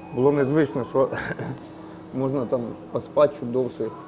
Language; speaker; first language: Ukrainian; non-native, local second language; Russian